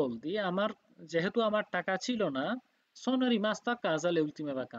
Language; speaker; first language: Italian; non-native, fluent; Bangla